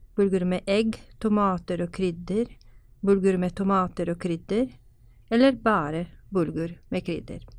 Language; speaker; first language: Norwegian; non-native, fluent; Italian